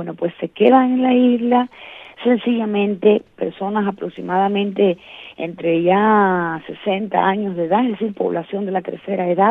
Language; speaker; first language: Spanish; native; Spanish